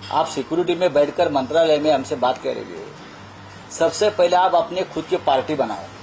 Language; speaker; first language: Hindi; non-native, local second language; Marathi